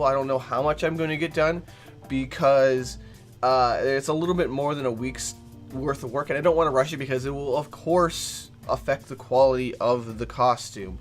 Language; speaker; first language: English; native; English